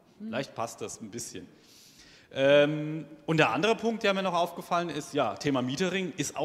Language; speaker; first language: German; native; German